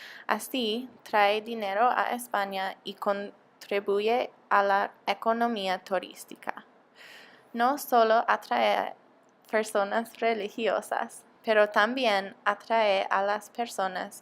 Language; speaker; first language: Spanish; non-native, learner; English